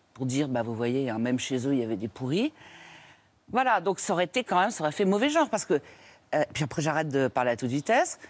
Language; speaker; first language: French; native; French